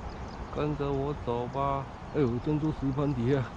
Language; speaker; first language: Chinese; native; Chinese